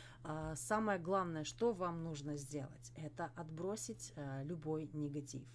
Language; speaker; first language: Russian; native; Russian